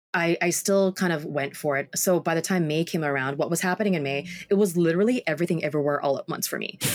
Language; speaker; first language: English; native; English